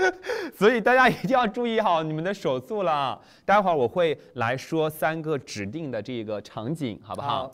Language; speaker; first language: Chinese; native; Chinese